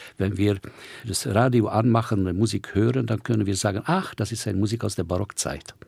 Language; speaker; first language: German; non-native, fluent; Hungarian